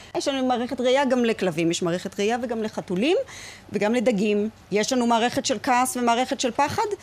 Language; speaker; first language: Hebrew; native; Hebrew